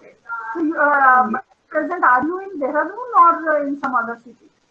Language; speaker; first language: English; non-native, local second language; Hindi